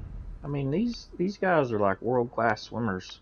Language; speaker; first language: English; native; English